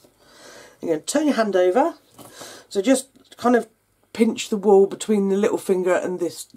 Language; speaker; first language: English; native; English